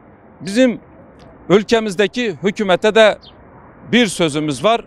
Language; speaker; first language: Turkish; non-native, local second language; Kurdish